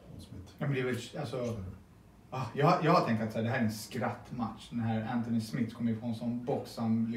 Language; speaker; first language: Swedish; native; Swedish